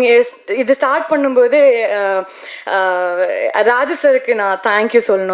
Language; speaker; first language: Tamil; non-native, learner; Kannada